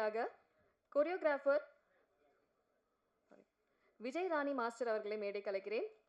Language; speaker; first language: Tamil; native; Tamil